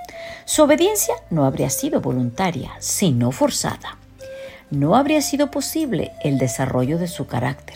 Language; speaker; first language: Spanish; native; Spanish